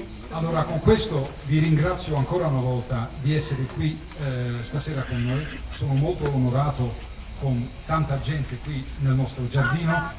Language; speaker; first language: Italian; non-native, fluent; Dutch